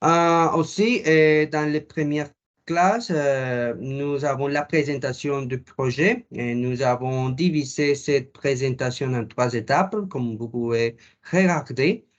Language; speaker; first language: French; non-native, learner; Spanish